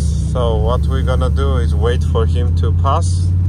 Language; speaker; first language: English; non-native, fluent; Georgian